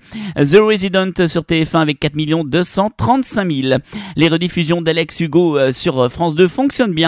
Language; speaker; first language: French; native; French